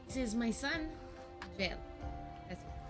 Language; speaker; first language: English; native; English